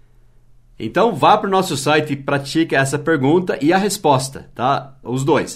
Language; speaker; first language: Portuguese; non-native, fluent; English